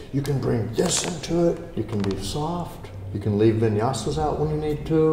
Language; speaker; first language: English; native; English